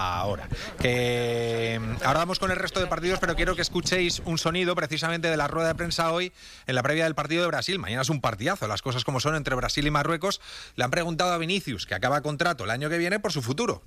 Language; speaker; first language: Spanish; native; Spanish